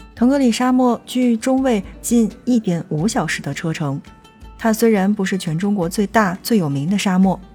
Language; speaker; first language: Chinese; native; Chinese